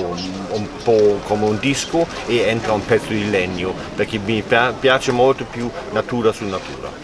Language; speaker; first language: Italian; non-native, fluent; German